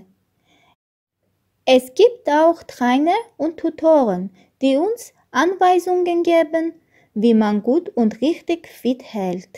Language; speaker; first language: German; non-native, learner; Armenian